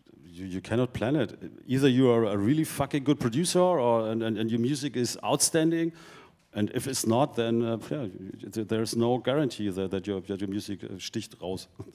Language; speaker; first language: English; non-native, fluent; German